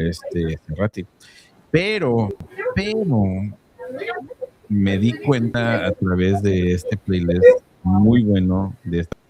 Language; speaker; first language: Spanish; early bilingual, heritage; Spanish